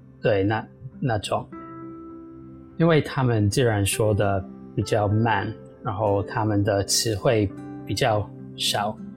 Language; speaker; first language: Chinese; non-native, fluent; English